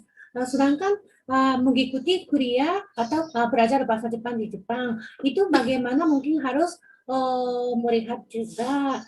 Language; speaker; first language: Indonesian; non-native, fluent; Japanese